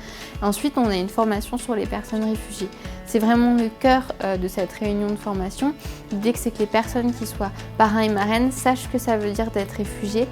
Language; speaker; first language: French; native; French